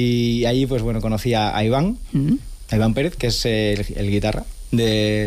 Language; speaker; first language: Spanish; native; Spanish